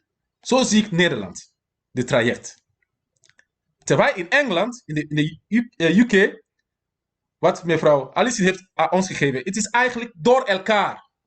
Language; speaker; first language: Dutch; non-native, fluent; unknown